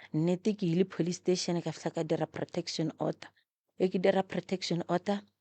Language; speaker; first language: Northern Sotho; non-native, local second language; Tsonga